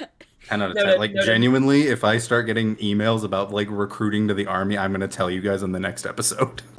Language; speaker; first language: English; native; English